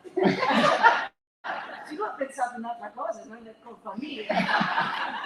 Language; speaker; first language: Italian; early bilingual, heritage; Italian